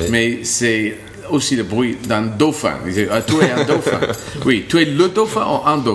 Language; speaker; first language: French; non-native, learner; English